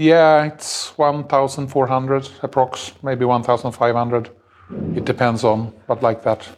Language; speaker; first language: English; non-native, fluent; Swedish